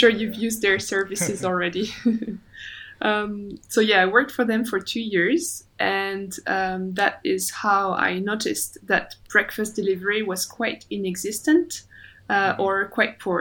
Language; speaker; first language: English; non-native, fluent; French